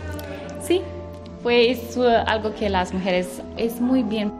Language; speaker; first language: Spanish; non-native, learner; Romanian